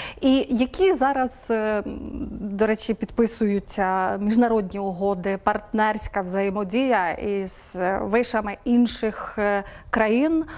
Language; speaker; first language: Ukrainian; native; Ukrainian